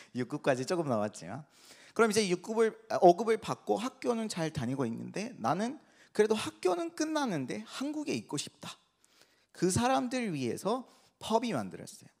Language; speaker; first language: Korean; non-native, fluent; Persian